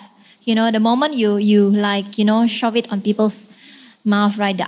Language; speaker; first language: English; non-native, fluent; Indonesian